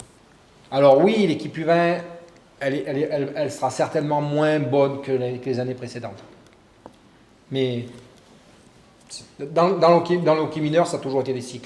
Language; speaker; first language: French; native; French